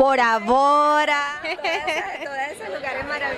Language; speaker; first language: Spanish; native; Spanish